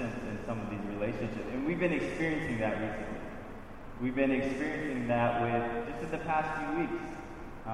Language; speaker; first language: English; native; English